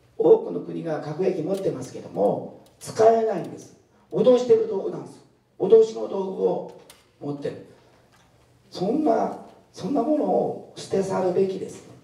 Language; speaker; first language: Japanese; native; Japanese